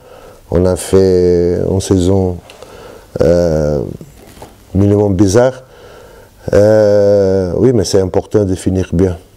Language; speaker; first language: French; non-native, learner; Portuguese